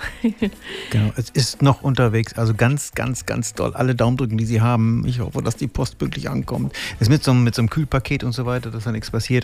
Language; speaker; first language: German; native; German